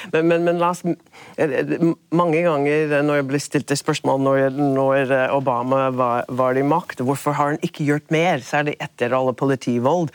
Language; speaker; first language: Norwegian; non-native, fluent; English